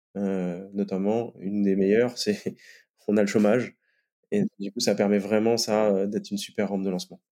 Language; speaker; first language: French; native; French